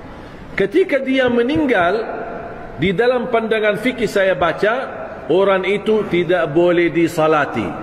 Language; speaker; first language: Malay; non-native, fluent; Arabic